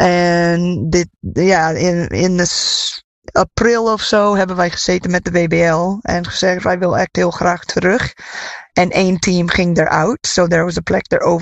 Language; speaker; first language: Dutch; non-native, fluent; English